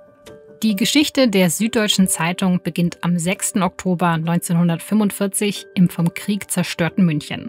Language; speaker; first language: German; native; German